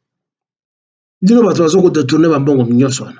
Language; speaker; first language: French; non-native, local second language; Lingala